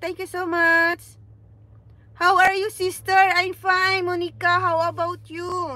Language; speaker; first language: English; non-native, local second language; Cebuano